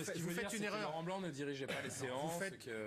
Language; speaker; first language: French; native; French